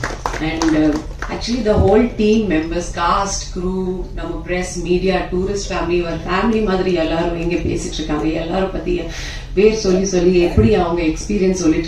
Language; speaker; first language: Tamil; non-native, fluent; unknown